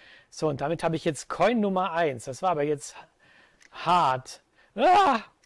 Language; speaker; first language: German; native; German